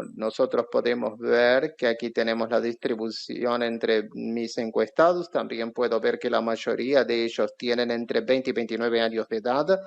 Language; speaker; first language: Spanish; non-native, fluent; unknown